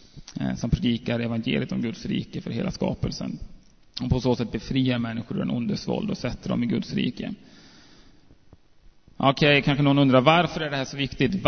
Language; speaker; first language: Swedish; native; Swedish